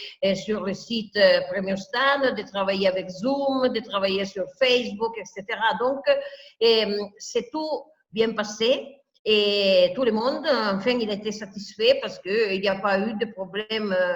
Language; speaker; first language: French; non-native, fluent; Italian